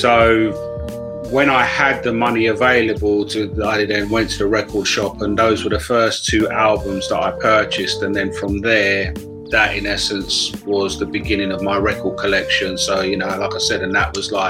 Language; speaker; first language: English; native; English